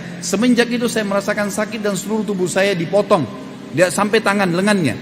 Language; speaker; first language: Indonesian; native; Indonesian